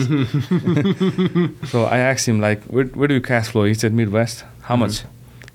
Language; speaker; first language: English; non-native, local second language; Nepali